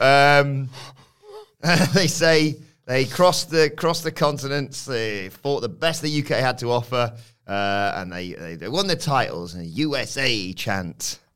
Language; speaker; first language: English; native; English